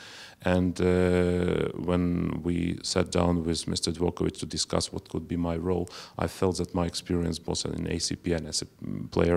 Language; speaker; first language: English; non-native, fluent; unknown